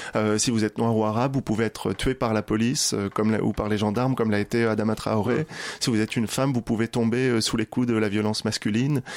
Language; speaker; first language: French; native; French